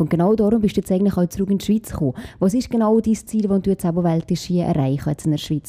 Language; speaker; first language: German; native; German